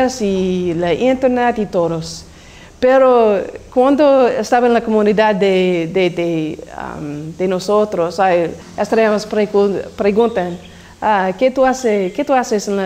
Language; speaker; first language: Spanish; non-native, learner; English